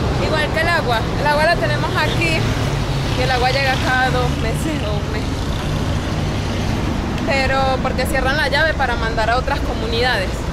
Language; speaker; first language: Spanish; native; Spanish